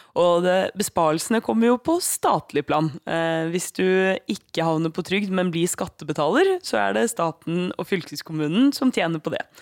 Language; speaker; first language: Norwegian; native; Norwegian